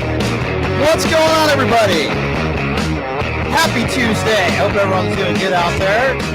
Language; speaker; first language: English; native; English